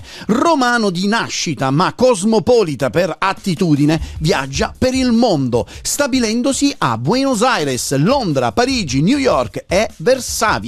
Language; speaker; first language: Italian; native; Italian